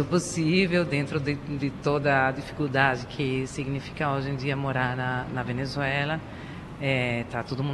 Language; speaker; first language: Portuguese; non-native, fluent; Spanish